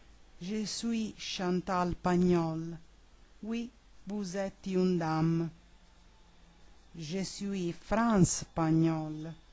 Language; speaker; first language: French; non-native, learner; Italian